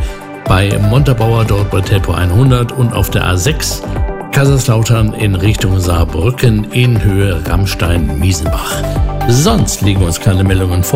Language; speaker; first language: German; native; German